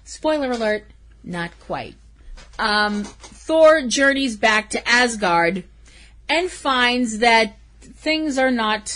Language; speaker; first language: English; native; English